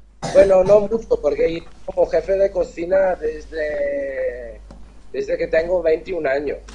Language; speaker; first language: Spanish; non-native, fluent; Italian